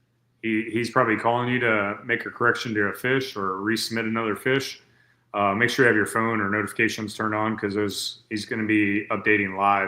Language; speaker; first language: English; native; English